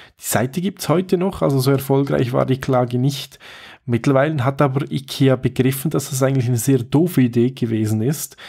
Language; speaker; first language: German; native; German